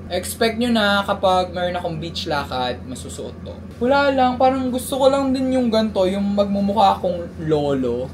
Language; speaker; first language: Filipino; native; Filipino